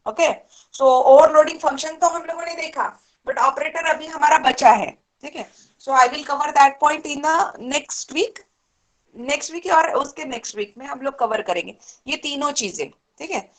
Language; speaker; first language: Hindi; non-native, local second language; Marathi